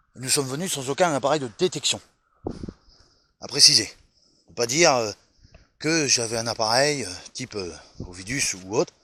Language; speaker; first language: French; native; French